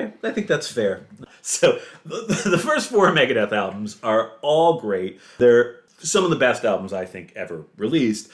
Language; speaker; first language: English; native; English